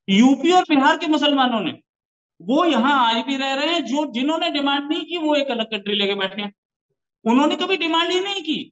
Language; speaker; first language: Hindi; native; Hindi